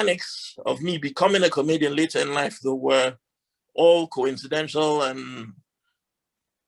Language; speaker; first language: English; non-native, local second language; Hausa